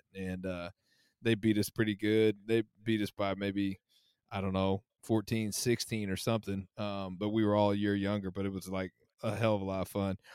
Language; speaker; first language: English; native; English